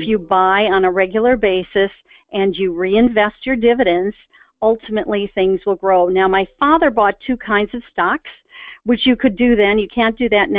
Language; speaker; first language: English; native; English